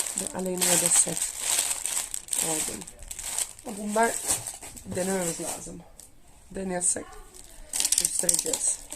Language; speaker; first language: Turkish; non-native, learner; Dutch